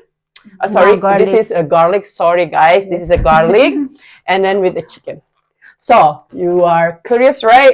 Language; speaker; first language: English; non-native, learner; Indonesian